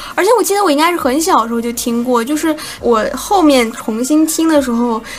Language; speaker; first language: Chinese; native; Chinese